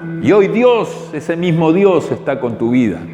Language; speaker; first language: Spanish; native; Spanish